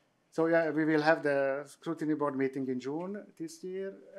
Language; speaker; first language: English; non-native, fluent; Hungarian